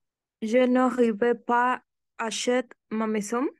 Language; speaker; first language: French; non-native, learner; Spanish